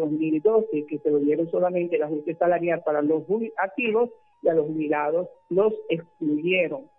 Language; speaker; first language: Spanish; native; Spanish